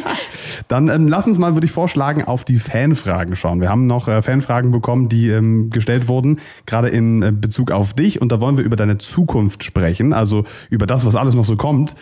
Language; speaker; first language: German; native; German